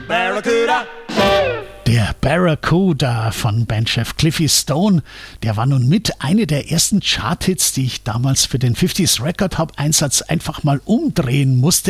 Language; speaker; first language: German; native; German